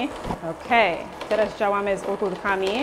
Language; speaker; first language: Polish; non-native, learner; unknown